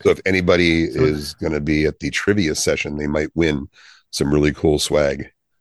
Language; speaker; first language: English; native; English